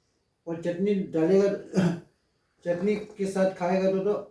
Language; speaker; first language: Hindi; non-native, local second language; Tibetan